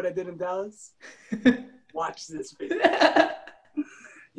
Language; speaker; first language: English; non-native, local second language; Filipino